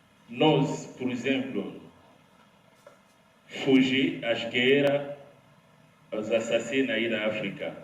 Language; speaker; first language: Portuguese; non-native, learner; Lingala